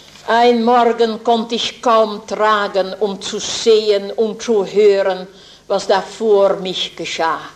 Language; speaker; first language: German; non-native, fluent; Dutch